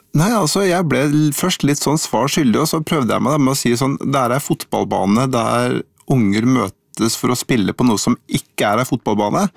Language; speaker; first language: Norwegian; native; Norwegian